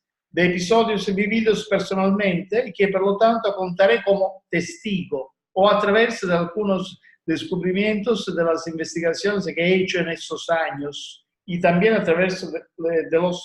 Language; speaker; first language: Spanish; non-native, learner; Italian